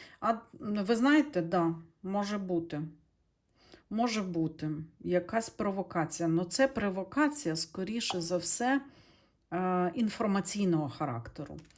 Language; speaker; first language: Ukrainian; non-native, local second language; Russian